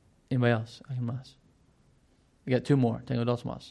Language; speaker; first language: Spanish; non-native, fluent; English